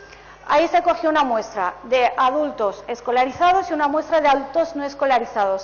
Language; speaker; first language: Spanish; native; Spanish